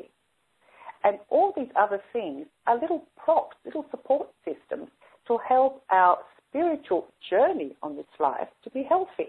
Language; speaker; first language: English; native; English